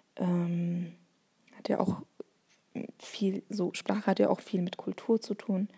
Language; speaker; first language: German; non-native, local second language; Turkish